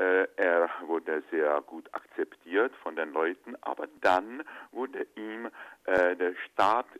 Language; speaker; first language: German; non-native, fluent; Czech